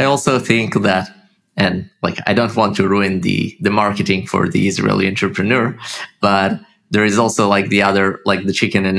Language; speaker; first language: English; non-native, fluent; Russian